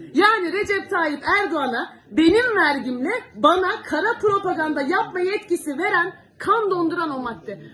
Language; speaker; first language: Turkish; native; Turkish